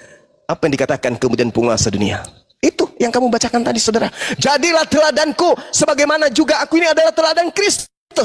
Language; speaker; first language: Indonesian; native; Indonesian